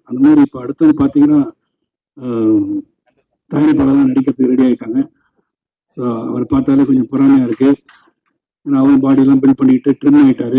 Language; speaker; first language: Tamil; native; Tamil